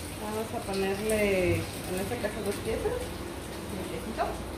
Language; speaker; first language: Spanish; native; Spanish